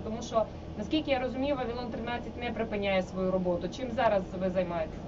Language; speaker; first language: Ukrainian; native; Ukrainian